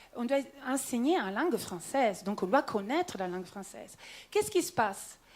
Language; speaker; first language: French; non-native, local second language; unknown